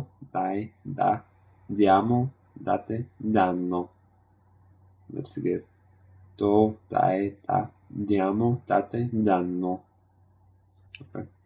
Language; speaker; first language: Italian; non-native, learner; English